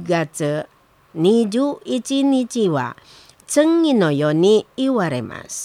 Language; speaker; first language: Japanese; non-native, learner; Indonesian